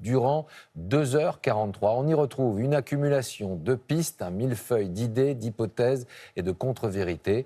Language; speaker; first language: French; native; French